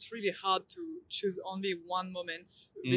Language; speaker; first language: English; non-native, fluent; French